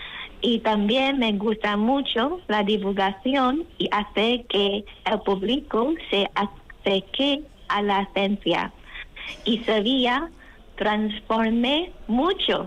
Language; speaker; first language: Spanish; non-native, learner; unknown